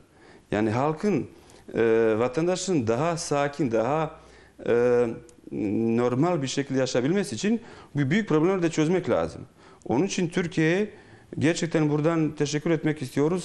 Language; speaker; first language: Turkish; non-native, fluent; Bosnian